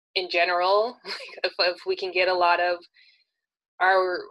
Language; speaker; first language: English; native; English